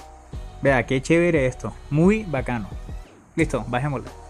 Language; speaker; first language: Spanish; native; Spanish